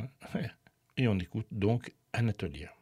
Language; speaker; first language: French; native; French